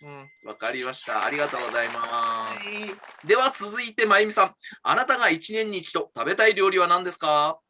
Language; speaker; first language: Japanese; native; Japanese